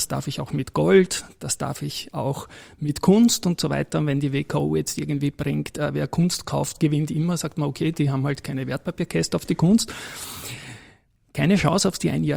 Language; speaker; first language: German; native; German